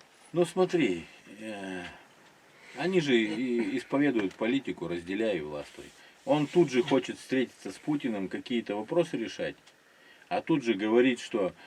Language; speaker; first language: Russian; native; Russian